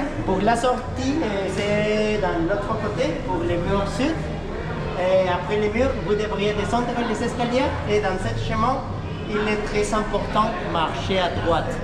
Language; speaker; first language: French; non-native, learner; Spanish